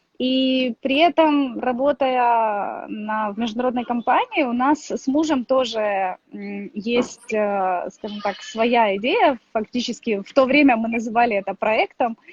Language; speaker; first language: Russian; native; Russian